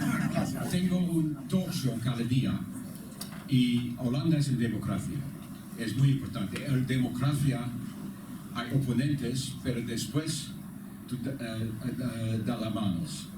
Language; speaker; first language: Spanish; non-native, learner; Dutch